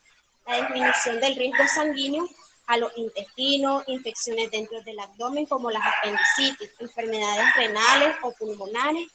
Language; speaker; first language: Spanish; native; Spanish